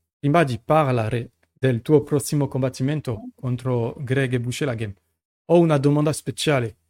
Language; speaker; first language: Italian; non-native, learner; French